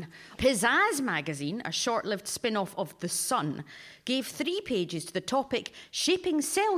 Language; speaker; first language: English; native; English